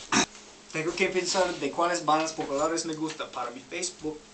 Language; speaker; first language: Spanish; non-native, learner; English